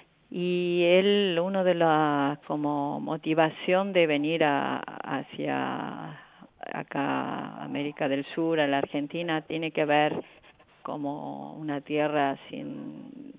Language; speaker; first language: Spanish; non-native, fluent; Korean